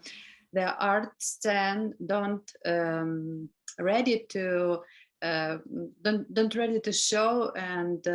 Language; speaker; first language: English; non-native, learner; Ukrainian